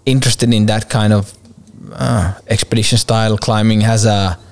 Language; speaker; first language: English; non-native, fluent; Finnish